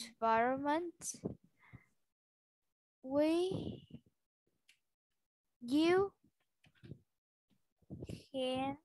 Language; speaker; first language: English; non-native, learner; Vietnamese